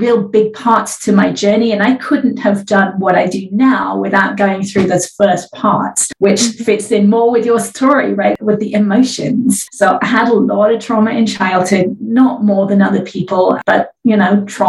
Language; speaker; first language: English; native; English